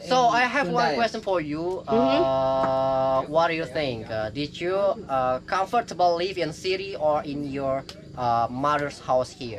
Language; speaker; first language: English; non-native, learner; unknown